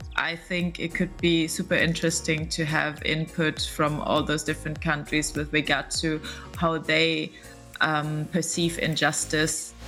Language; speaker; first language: English; non-native, fluent; German